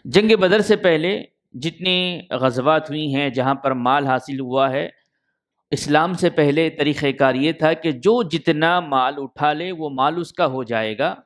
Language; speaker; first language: Urdu; native; Urdu